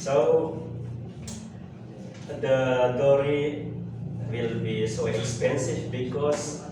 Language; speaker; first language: English; non-native, learner; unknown